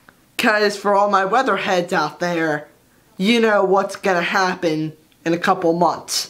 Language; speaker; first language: English; native; English